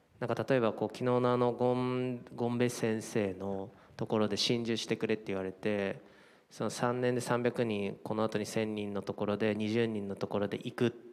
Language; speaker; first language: Japanese; native; Japanese